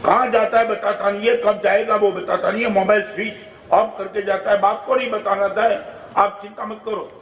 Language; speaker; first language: Hindi; non-native, local second language; Gujarati